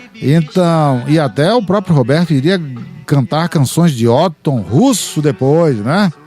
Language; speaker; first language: Portuguese; native; Portuguese